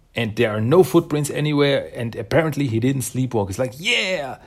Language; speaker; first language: English; non-native, fluent; German